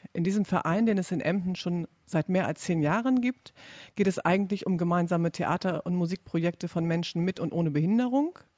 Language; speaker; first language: German; native; German